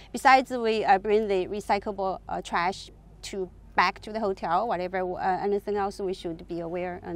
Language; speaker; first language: English; non-native, fluent; Chinese